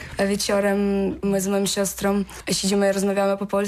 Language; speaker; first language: Polish; non-native, learner; Ukrainian